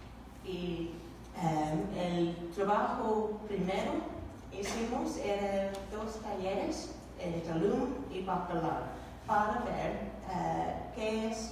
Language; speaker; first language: Spanish; non-native, learner; English